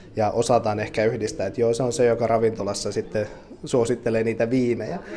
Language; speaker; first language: Finnish; native; Finnish